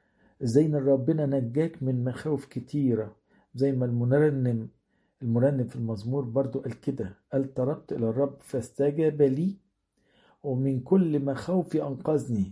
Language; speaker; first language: Arabic; native; Arabic